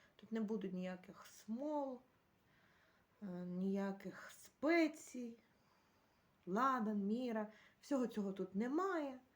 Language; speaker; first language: Ukrainian; native; Ukrainian